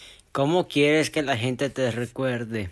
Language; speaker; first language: Spanish; early bilingual, heritage; Spanish